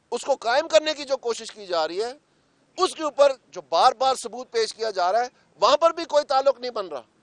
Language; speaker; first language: Urdu; non-native, local second language; Punjabi